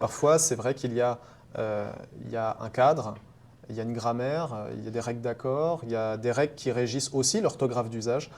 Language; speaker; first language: French; native; French